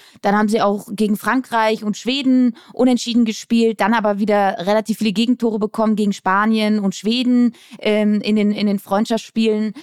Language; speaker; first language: German; native; German